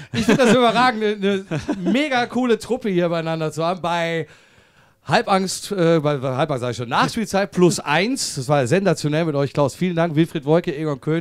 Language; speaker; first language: German; native; German